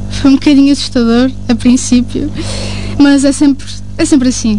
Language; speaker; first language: Portuguese; native; Portuguese